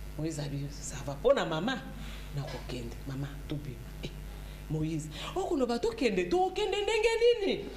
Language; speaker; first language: Lingala; non-native, local second language; Luba-Lulua